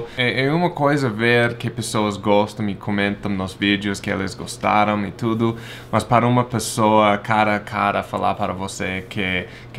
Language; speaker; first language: Portuguese; non-native, fluent; English